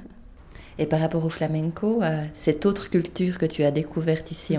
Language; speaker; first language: French; native; French